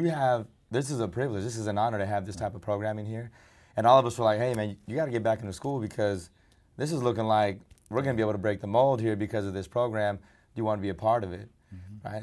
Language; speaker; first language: English; early bilingual, other home language; Spanish